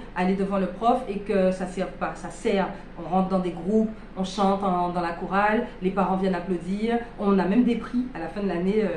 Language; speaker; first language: French; native; French